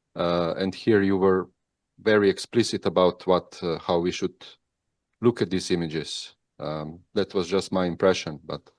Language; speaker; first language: English; non-native, fluent; Slovenian